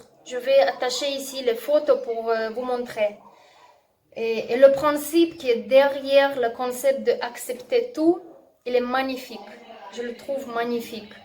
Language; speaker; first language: French; non-native, learner; Russian